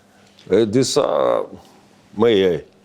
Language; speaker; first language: English; non-native, learner; Russian